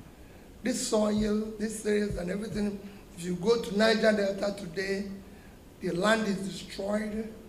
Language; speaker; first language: English; non-native, local second language; Igbo